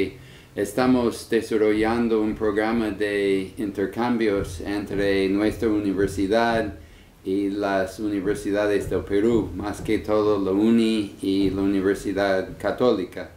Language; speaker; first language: Spanish; non-native, fluent; English